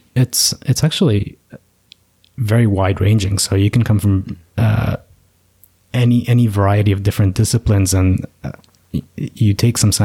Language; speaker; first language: English; native; English